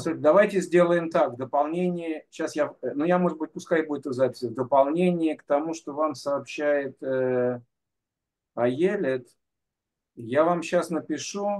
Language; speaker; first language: Russian; native; Russian